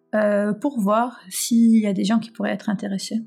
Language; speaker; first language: French; non-native, local second language; Arabic